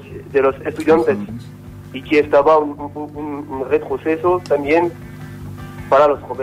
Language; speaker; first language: Spanish; non-native, learner; French